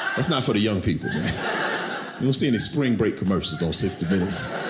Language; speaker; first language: English; native; English